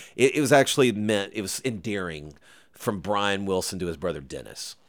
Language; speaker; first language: English; native; English